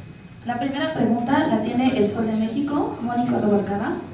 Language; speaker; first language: Spanish; native; Spanish